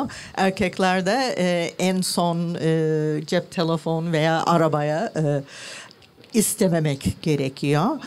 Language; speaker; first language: Turkish; non-native, learner; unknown